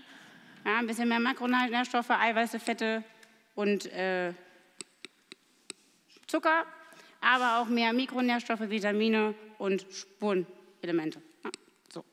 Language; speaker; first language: German; native; German